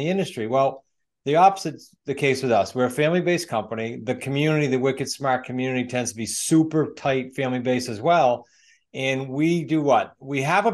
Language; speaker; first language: English; native; English